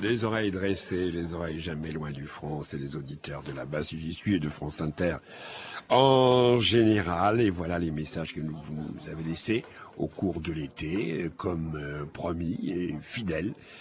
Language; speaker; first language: French; native; French